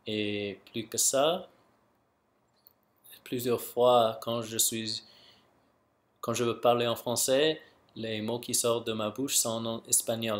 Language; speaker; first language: French; non-native, local second language; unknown